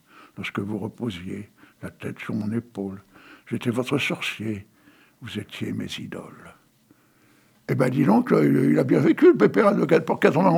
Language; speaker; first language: French; native; French